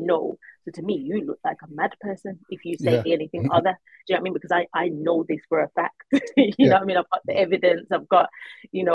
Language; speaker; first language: English; native; English